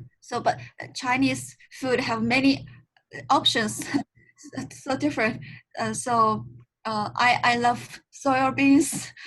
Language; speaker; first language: English; non-native, learner; Chinese